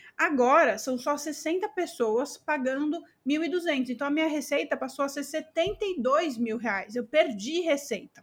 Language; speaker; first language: Portuguese; native; Portuguese